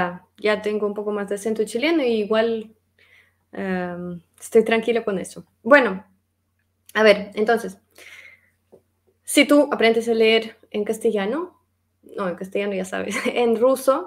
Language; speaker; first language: Spanish; non-native, fluent; Russian